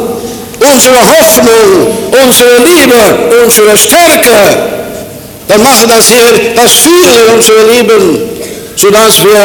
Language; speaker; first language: German; non-native, fluent; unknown